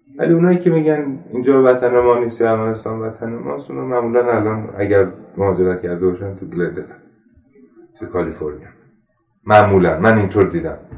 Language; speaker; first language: Persian; non-native, local second language; Armenian